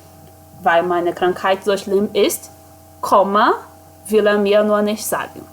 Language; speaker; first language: German; non-native, fluent; Portuguese